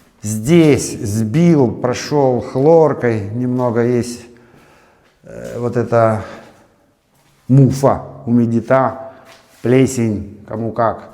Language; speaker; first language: Russian; native; Russian